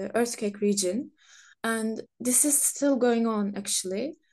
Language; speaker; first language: English; non-native, fluent; Turkish